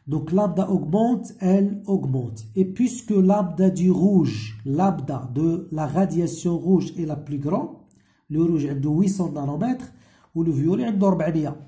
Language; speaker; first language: French; non-native, local second language; Arabic